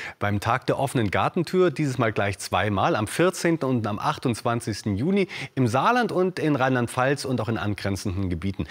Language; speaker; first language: German; native; German